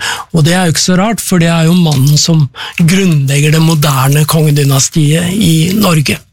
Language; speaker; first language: Norwegian; native; Norwegian